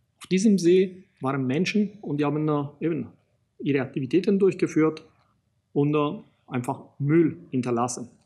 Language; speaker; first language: German; non-native, fluent; Italian